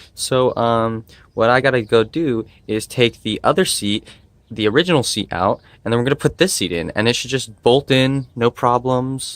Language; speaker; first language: English; native; English